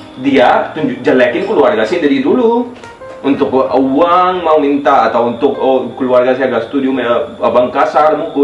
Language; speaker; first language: Indonesian; non-native, fluent; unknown